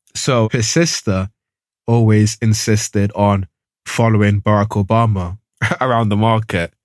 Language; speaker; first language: English; early bilingual, other home language; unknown